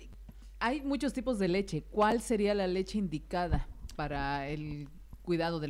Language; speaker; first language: Spanish; native; Spanish